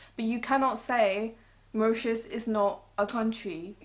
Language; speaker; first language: English; early bilingual, other home language; Morisyen